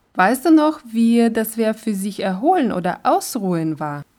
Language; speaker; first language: German; non-native, fluent; Russian